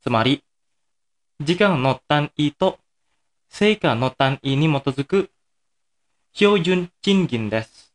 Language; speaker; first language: Japanese; non-native, fluent; Indonesian